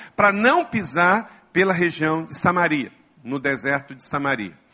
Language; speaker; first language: Portuguese; native; Portuguese